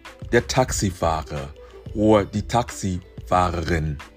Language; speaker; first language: German; non-native, fluent; English